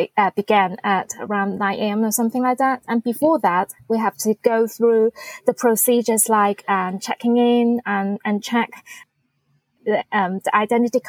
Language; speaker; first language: English; non-native, fluent; Chinese